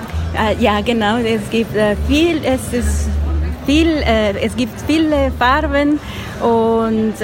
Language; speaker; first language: German; non-native, learner; Spanish